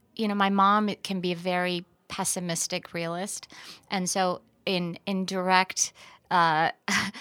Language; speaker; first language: English; early bilingual, other home language; Persian